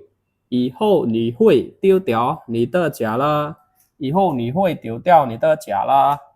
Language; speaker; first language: Chinese; non-native, learner; Khmer